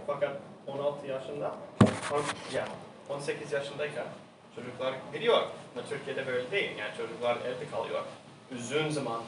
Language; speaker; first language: Turkish; non-native, learner; English